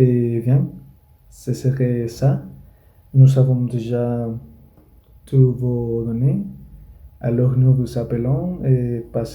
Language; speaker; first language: French; non-native, learner; Spanish